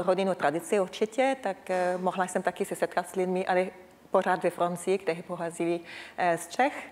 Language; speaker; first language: Czech; non-native, learner; French